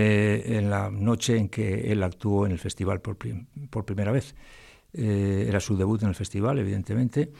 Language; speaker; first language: Spanish; native; Spanish